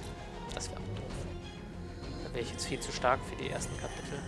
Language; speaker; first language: German; native; German